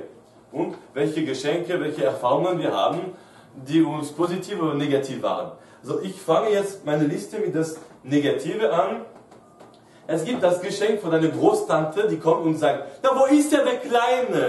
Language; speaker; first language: German; non-native, fluent; French